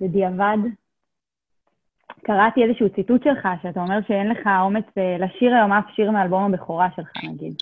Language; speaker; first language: Hebrew; native; Hebrew